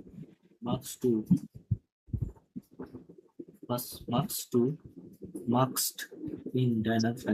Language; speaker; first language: German; non-native, learner; Bangla